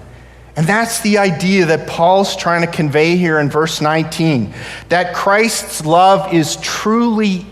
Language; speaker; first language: English; native; English